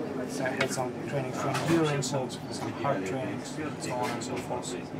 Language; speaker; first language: English; non-native, fluent; Russian